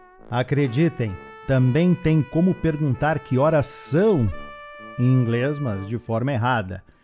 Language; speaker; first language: Portuguese; native; Portuguese